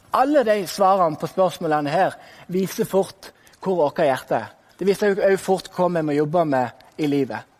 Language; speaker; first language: Norwegian; native; Norwegian